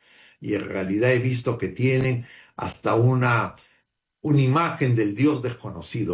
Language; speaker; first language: Spanish; native; Spanish